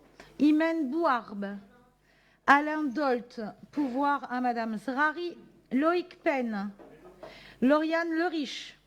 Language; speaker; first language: French; native; French